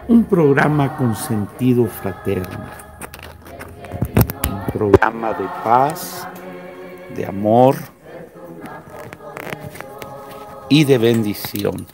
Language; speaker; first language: Spanish; native; Spanish